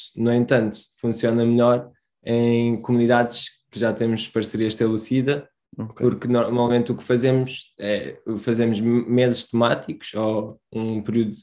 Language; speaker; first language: Portuguese; early bilingual, other home language; Romanian